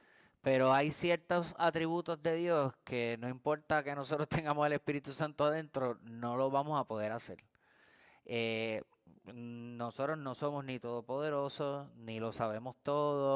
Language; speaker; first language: Spanish; native; Spanish